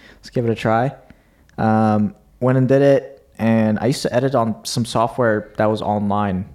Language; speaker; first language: English; early bilingual, other home language; Uzbek